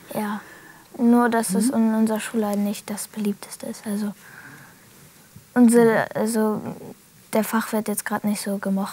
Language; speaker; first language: German; early bilingual, other home language; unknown